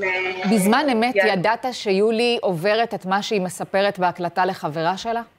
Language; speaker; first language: Hebrew; native; Hebrew